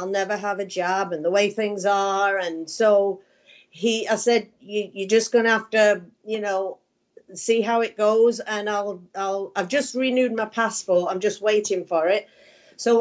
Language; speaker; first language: English; native; English